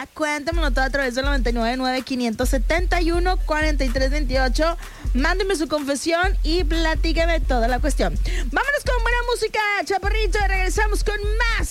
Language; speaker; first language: Spanish; native; Spanish